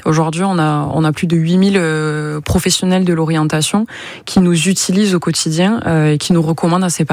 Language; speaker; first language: French; native; French